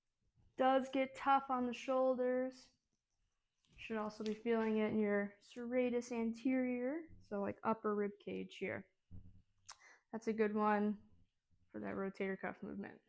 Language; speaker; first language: English; native; English